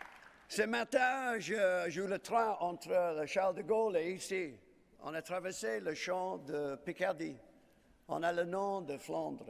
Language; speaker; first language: French; non-native, fluent; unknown